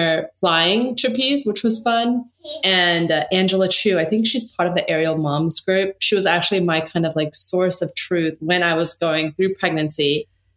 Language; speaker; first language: English; native; English